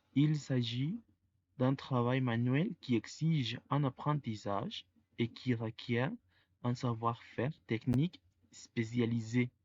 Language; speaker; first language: French; non-native, fluent; Spanish